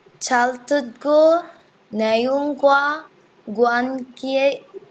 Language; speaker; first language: Korean; non-native, learner; Bangla